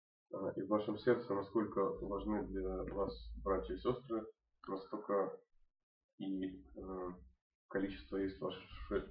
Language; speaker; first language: German; non-native, learner; Russian